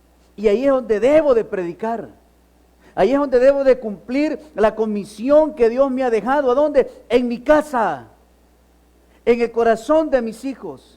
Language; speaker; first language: Spanish; native; Spanish